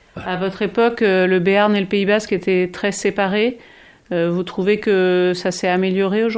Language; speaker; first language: French; native; French